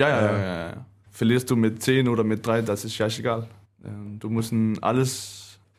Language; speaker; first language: German; non-native, learner; Danish